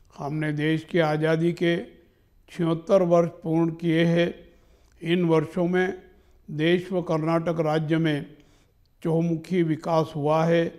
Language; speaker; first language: Hindi; native; Hindi